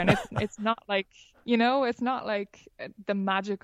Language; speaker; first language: English; native; English